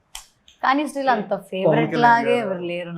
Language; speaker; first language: Telugu; non-native, learner; Malayalam